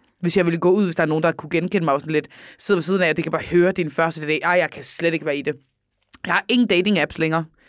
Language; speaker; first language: Danish; non-native, local second language; Faroese